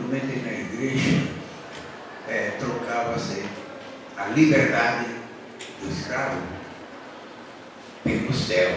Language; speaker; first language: Portuguese; native; Portuguese